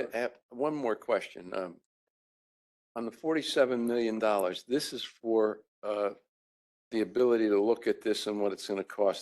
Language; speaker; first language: English; native; English